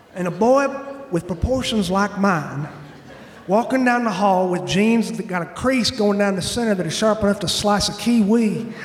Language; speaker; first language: English; native; English